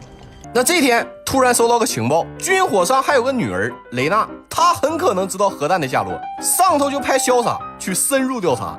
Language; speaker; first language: Chinese; native; Chinese